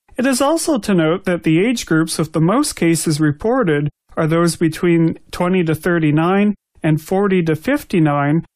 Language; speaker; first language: English; native; English